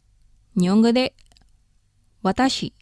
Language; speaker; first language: Japanese; non-native, fluent; Indonesian